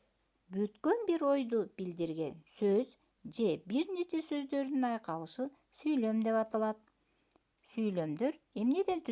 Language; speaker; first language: Kyrgyz; native; Kyrgyz